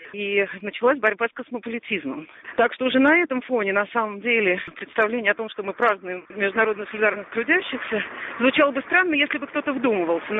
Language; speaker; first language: Russian; native; Russian